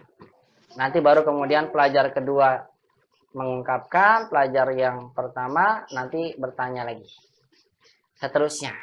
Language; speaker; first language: Indonesian; native; Indonesian